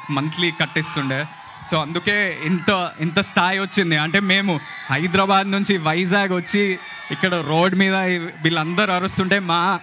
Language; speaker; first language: Telugu; native; Telugu